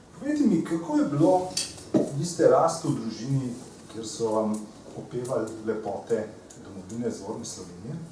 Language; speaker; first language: Slovenian; native; Slovenian